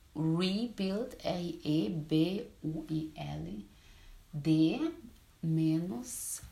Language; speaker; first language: Portuguese; early bilingual, heritage; Portuguese